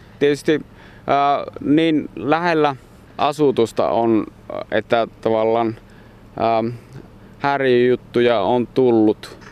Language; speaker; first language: Finnish; native; Finnish